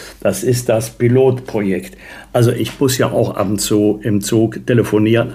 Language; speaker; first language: German; native; German